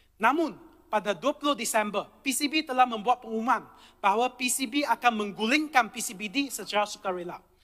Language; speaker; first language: Malay; non-native, local second language; Chinese